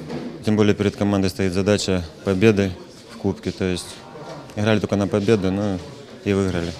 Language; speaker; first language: Russian; native; Russian